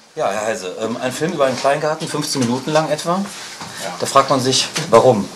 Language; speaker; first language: German; native; German